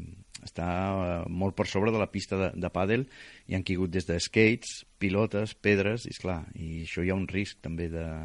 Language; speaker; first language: Catalan; native; Catalan